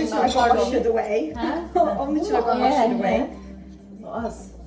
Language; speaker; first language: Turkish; early bilingual, heritage; Turkish